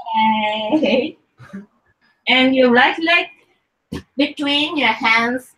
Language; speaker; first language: English; non-native, learner; Japanese